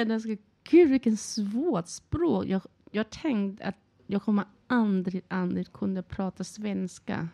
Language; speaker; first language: Swedish; non-native, learner; Thai